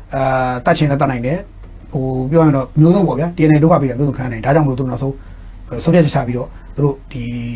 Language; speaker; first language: Burmese; native; Burmese